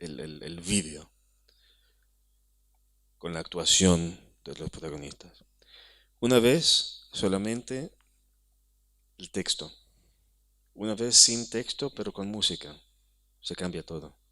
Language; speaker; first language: Spanish; non-native, fluent; Hebrew